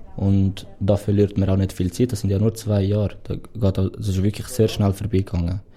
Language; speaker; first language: German; non-native, fluent; Portuguese